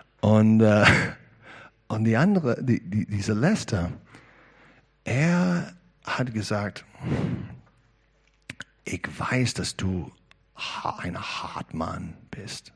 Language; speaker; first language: German; non-native, learner; English